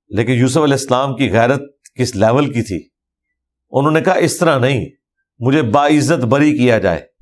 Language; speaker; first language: Urdu; non-native, local second language; Punjabi